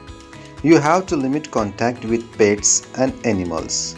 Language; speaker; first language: English; non-native, local second language; Urdu